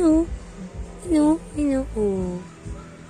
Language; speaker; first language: Filipino; native; Filipino